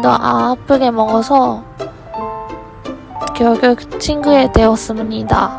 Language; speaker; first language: Korean; non-native, learner; Japanese